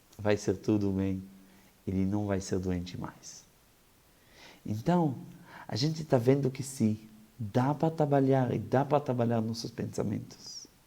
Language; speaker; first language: Portuguese; non-native, fluent; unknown